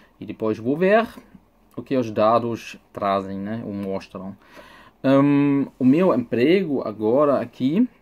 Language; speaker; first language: Portuguese; non-native, fluent; German